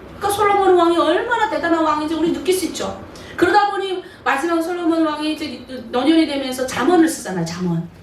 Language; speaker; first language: Korean; native; Korean